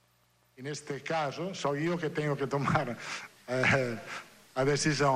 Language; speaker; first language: Portuguese; non-native, learner; Italian